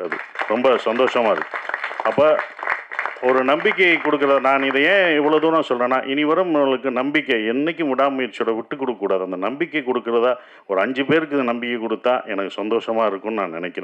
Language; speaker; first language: Tamil; native; Tamil